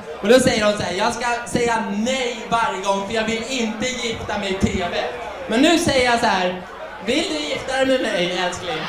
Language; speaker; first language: Swedish; non-native, learner; Finnish